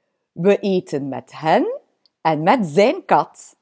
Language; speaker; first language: Dutch; non-native, local second language; French